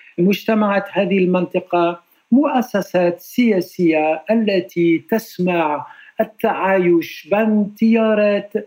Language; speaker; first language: Arabic; non-native, fluent; French